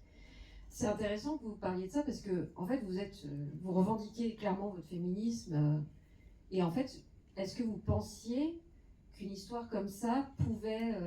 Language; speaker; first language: French; native; French